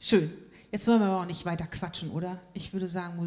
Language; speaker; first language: German; native; German